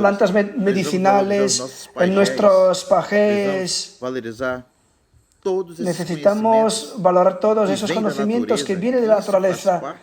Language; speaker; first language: Spanish; non-native, fluent; Portuguese